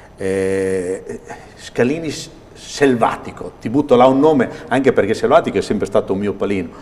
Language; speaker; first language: Italian; native; Italian